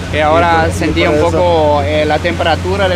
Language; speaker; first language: Spanish; non-native, fluent; German